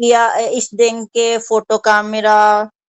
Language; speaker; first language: German; non-native, learner; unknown